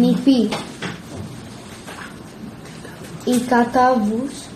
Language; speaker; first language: Greek; non-native, learner; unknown